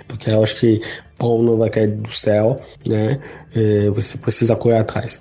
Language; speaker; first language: Portuguese; non-native, learner; Arabic